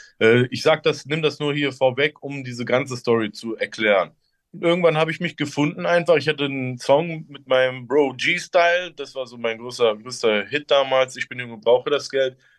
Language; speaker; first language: German; early bilingual, other home language; Turkish